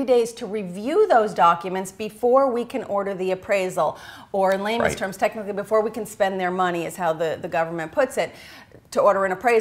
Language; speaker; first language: English; native; English